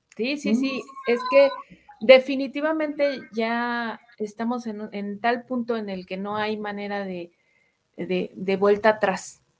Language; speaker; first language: Spanish; native; Spanish